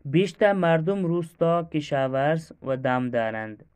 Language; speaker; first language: Persian; non-native, fluent; Urdu